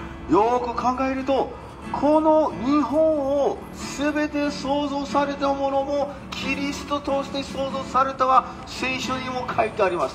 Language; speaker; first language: Japanese; non-native, fluent; English